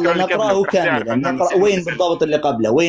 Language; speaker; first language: Arabic; native; Arabic